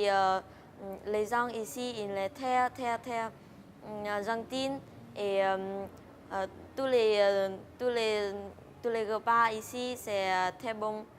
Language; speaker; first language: French; non-native, learner; Vietnamese